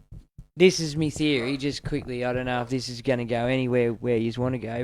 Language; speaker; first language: English; native; English